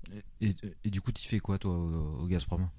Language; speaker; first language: French; native; French